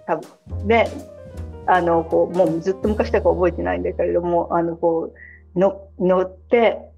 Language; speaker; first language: Japanese; native; Japanese